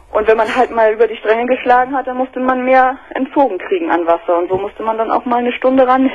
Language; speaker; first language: German; native; German